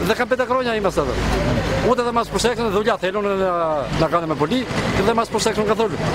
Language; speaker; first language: Greek; non-native, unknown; Albanian